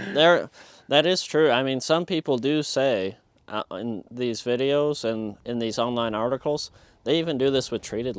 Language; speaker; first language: English; native; English